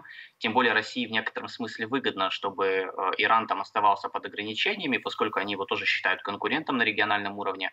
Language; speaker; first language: Russian; native; Russian